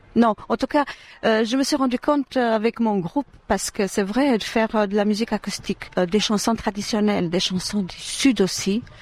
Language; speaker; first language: French; non-native, fluent; Albanian